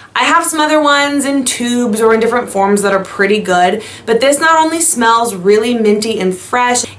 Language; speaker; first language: English; native; English